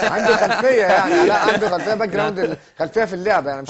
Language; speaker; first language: Arabic; native; Arabic